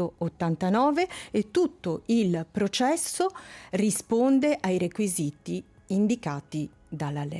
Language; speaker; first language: Italian; native; Italian